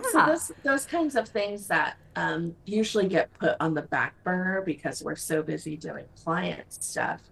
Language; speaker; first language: English; non-native, fluent; Spanish